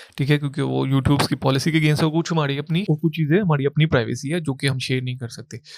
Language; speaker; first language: Urdu; non-native, local second language; Punjabi